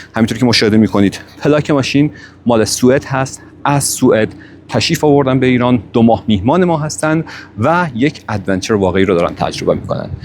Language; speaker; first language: Persian; native; Persian